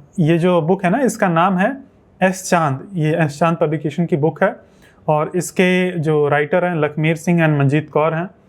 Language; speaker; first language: Hindi; native; Hindi